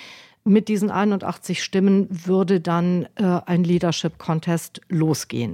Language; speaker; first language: German; native; German